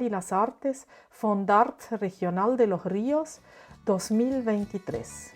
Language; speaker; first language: Spanish; native; Spanish